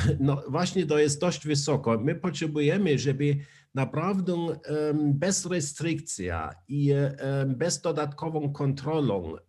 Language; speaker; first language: Polish; non-native, learner; German